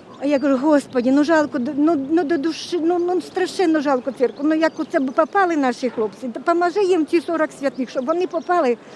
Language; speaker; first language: Ukrainian; native; Ukrainian